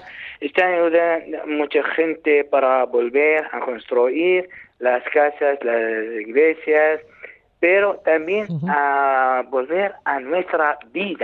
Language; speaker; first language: Spanish; non-native, learner; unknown